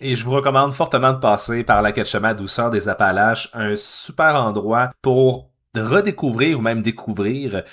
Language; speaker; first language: French; native; French